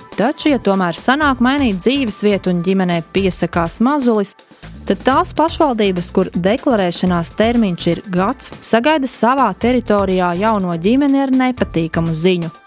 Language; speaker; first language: Latvian; native; Latvian